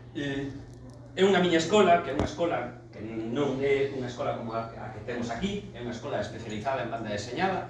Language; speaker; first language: Galician; non-native, local second language; Spanish